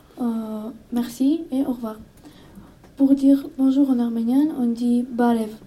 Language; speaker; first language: French; non-native, learner; Armenian